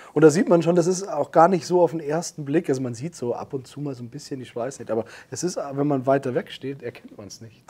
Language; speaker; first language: German; native; German